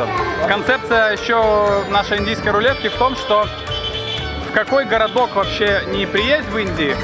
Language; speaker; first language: Russian; native; Russian